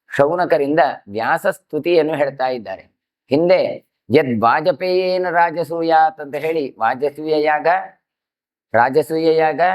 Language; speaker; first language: Kannada; non-native, local second language; Tulu